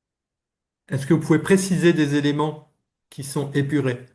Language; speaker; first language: French; native; French